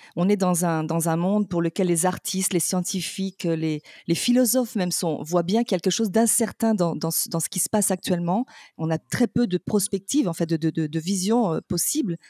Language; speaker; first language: French; native; French